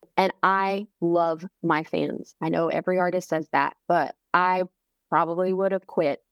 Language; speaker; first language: English; native; English